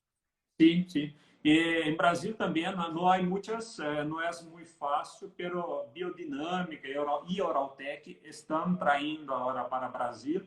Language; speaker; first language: Portuguese; non-native, learner; Spanish